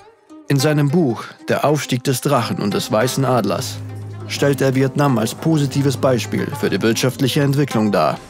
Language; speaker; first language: German; native; German